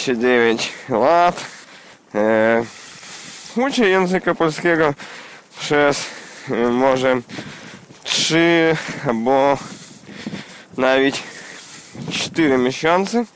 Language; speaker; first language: Polish; non-native, learner; Ukrainian